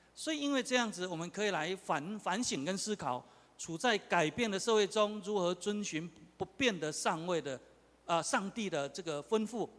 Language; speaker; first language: Chinese; non-native, local second language; Min Nan Chinese